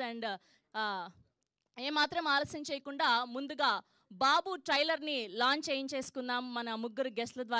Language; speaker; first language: Telugu; native; Telugu